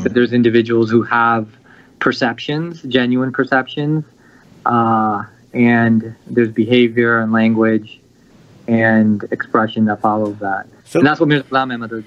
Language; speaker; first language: English; native; English